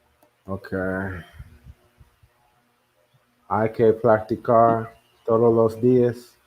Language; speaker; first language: Spanish; non-native, learner; English